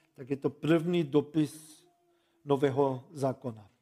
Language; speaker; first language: Czech; non-native, fluent; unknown